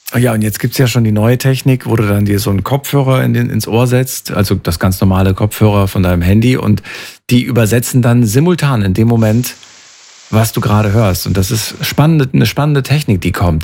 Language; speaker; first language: German; native; German